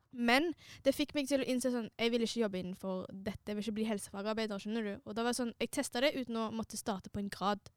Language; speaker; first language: Norwegian; early bilingual, other home language; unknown